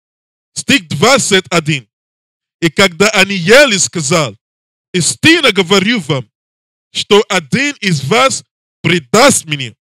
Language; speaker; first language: Russian; non-native, learner; English